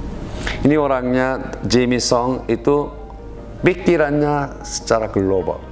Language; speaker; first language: Indonesian; non-native, learner; Korean